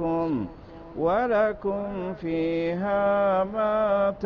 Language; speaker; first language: Arabic; native; Arabic